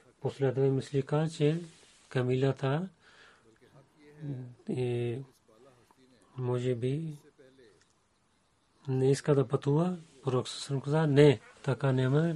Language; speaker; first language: Bulgarian; non-native, learner; Urdu